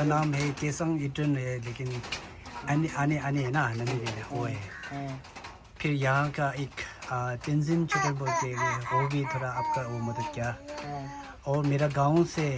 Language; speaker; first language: Hindi; non-native, local second language; Tibetan